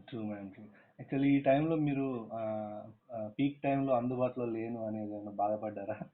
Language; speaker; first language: Telugu; native; Telugu